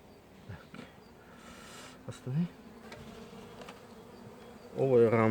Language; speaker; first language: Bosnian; non-native, learner; Russian